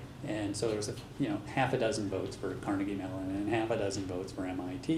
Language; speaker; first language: English; native; English